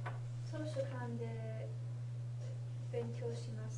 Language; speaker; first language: Japanese; non-native, learner; English